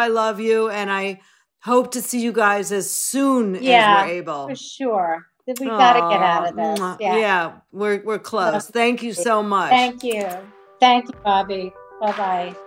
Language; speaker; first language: English; native; English